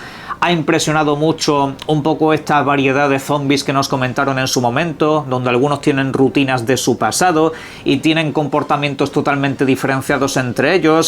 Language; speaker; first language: Spanish; native; Spanish